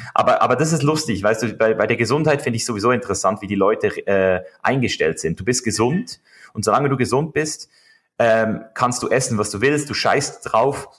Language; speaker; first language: German; native; German